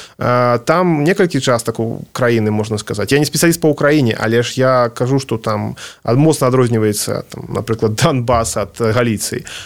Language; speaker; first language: Belarusian; non-native, local second language; Russian